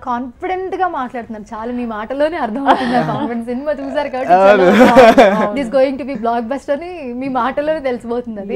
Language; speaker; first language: Telugu; native; Telugu